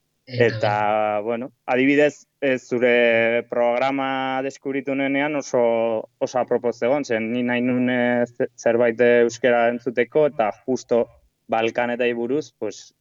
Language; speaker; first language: Basque; non-native, local second language; Spanish